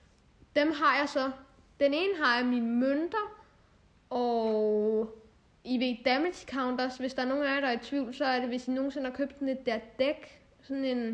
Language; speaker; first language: Danish; native; Danish